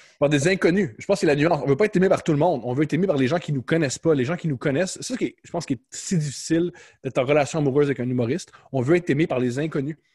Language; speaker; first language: French; native; French